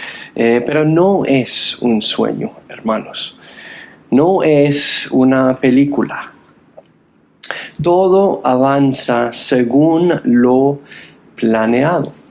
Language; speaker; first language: Spanish; non-native, fluent; English